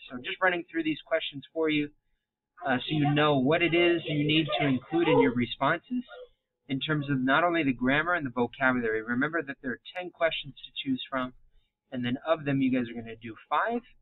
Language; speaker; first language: English; native; English